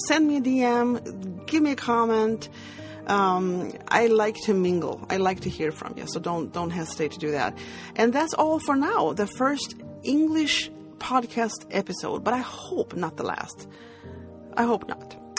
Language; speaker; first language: English; non-native, fluent; Swedish